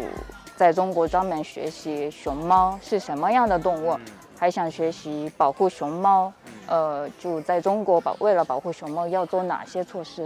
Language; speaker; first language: Chinese; non-native, fluent; Japanese